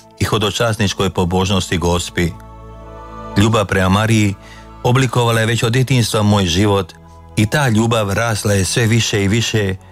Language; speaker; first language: Croatian; native; Croatian